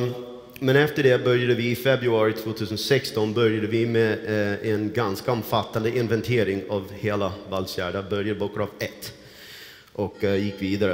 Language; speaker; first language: Swedish; non-native, fluent; English